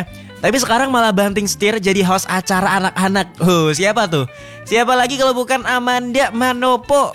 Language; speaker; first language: Indonesian; native; Indonesian